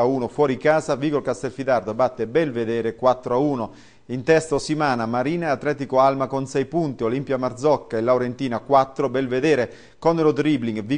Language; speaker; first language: Italian; native; Italian